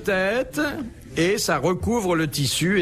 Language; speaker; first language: French; native; French